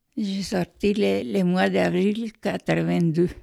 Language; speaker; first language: French; non-native, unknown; Spanish